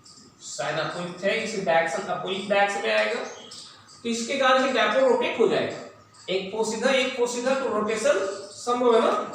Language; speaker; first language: Hindi; native; Hindi